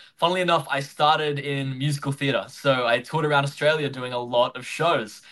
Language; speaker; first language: English; native; English